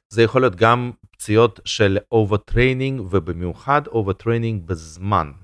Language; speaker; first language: Hebrew; non-native, fluent; Russian